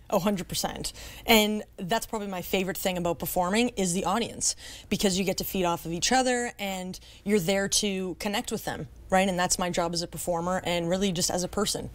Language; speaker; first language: English; native; English